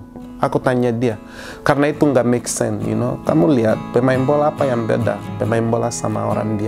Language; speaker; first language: Indonesian; non-native, fluent; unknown